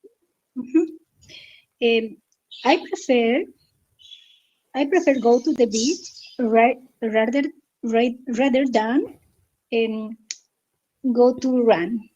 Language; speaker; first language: English; non-native, learner; Spanish